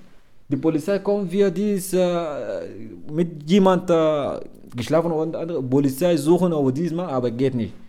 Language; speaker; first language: German; non-native, learner; Arabic